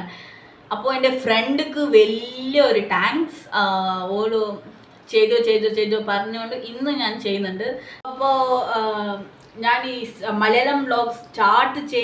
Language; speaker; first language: Malayalam; non-native, local second language; Tulu